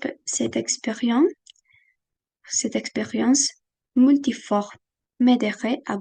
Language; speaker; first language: French; non-native, fluent; Spanish